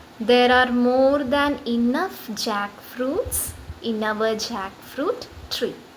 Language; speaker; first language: English; non-native, local second language; Malayalam